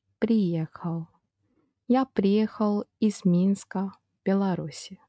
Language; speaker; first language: Russian; non-native, fluent; Japanese